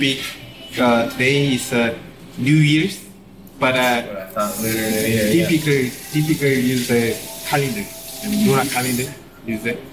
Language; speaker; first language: English; non-native, learner; Korean